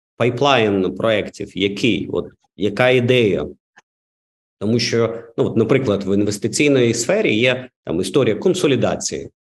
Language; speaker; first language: Ukrainian; non-native, local second language; Russian